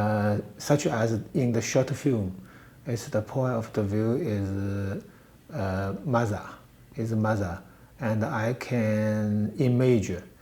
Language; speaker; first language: English; non-native, learner; Chinese